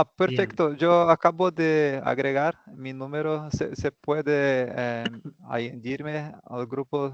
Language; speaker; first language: Spanish; non-native, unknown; Portuguese